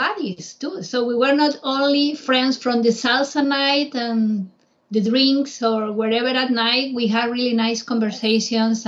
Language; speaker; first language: English; non-native, fluent; Spanish